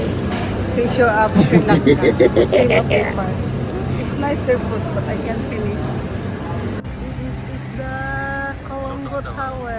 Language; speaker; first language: English; non-native, local second language; Filipino